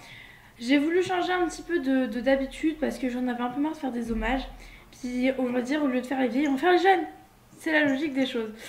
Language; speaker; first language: French; native; French